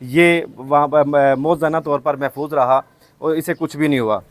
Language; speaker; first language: Hindi; non-native, local second language; Punjabi